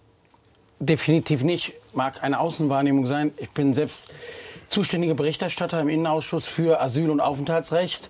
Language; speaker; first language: German; native; German